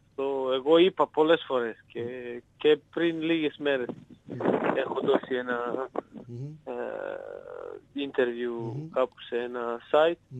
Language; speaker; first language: Greek; non-native, fluent; Serbian